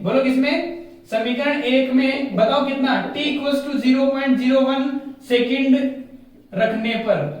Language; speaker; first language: Hindi; native; Hindi